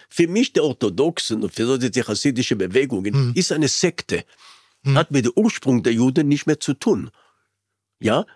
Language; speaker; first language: German; non-native, fluent; Hebrew